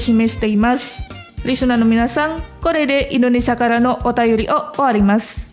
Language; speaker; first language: Japanese; non-native, fluent; Indonesian